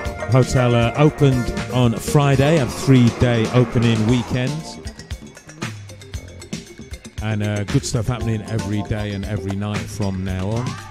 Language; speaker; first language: English; native; English